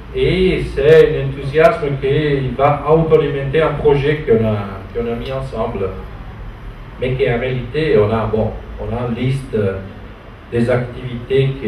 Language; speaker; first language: French; non-native, fluent; Italian